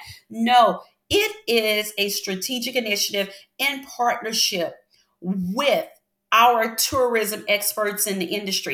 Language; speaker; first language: English; native; English